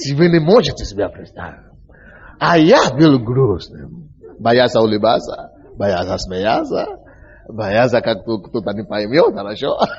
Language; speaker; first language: Russian; non-native, fluent; Yoruba